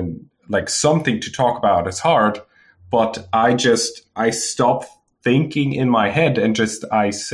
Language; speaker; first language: English; non-native, fluent; German